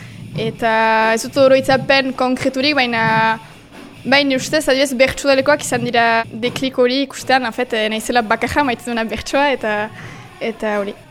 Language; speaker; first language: Basque; native; Basque